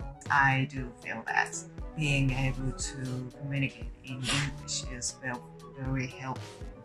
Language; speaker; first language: English; non-native, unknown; Japanese